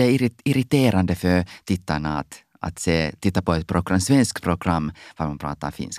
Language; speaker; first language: Swedish; non-native, local second language; Finnish